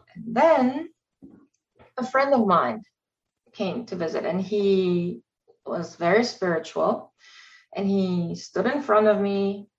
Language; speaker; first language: English; non-native, fluent; German